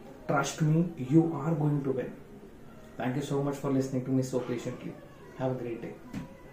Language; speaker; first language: English; non-native, local second language; Hindi